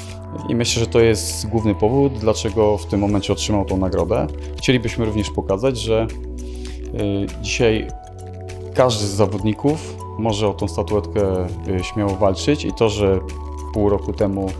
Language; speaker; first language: Polish; native; Polish